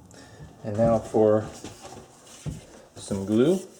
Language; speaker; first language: English; native; English